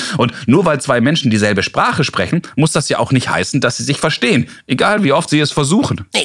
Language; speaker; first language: German; native; German